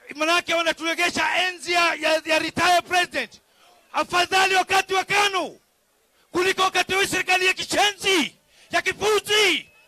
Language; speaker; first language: Swahili; native; Swahili